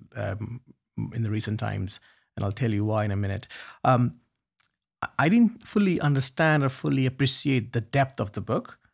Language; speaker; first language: English; non-native, local second language; Bangla